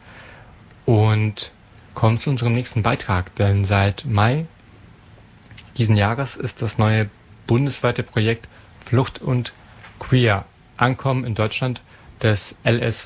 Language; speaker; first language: German; native; German